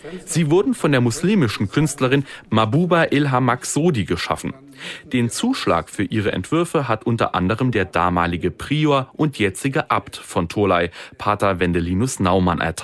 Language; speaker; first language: German; native; German